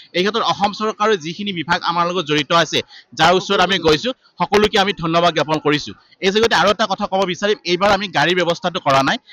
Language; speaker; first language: Assamese; native; Assamese